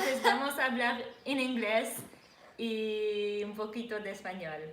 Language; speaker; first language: Spanish; non-native, learner; English